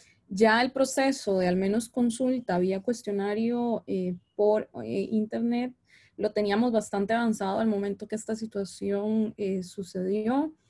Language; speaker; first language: Spanish; native; Spanish